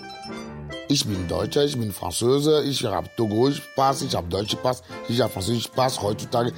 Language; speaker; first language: German; non-native, fluent; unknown